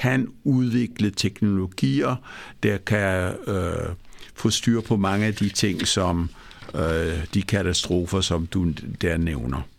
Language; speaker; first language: Danish; early bilingual, other home language; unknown